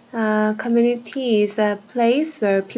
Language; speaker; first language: English; non-native, learner; Korean